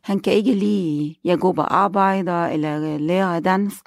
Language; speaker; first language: Danish; non-native, learner; Arabic